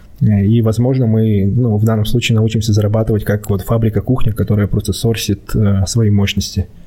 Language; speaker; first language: Russian; native; Russian